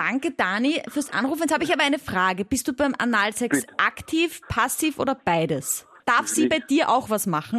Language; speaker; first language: German; native; German